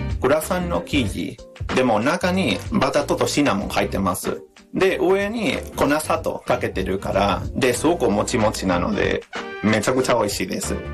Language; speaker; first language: Japanese; non-native, fluent; Spanish